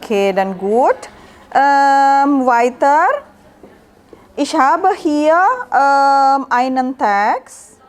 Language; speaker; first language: German; non-native, learner; Indonesian